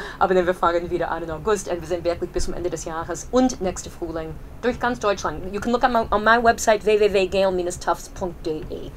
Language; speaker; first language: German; non-native, fluent; English